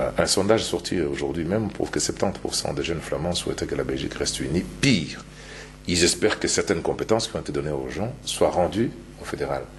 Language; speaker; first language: French; non-native, local second language; Luba-Lulua